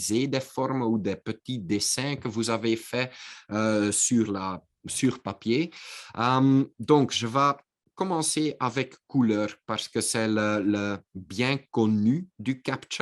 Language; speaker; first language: French; non-native, local second language; Dutch